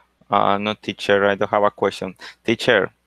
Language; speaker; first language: English; non-native, learner; Spanish